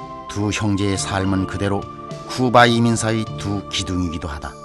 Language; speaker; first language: Korean; native; Korean